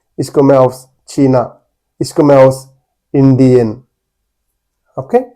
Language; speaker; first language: German; non-native, learner; Telugu